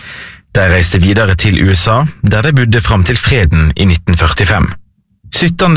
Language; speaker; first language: Norwegian; native; Norwegian